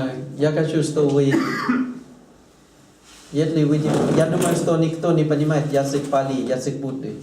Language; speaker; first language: Russian; non-native, learner; Thai